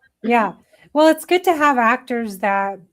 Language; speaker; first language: English; native; English